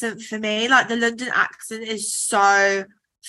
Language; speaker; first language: English; native; English